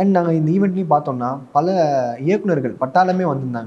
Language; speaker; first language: Tamil; native; Tamil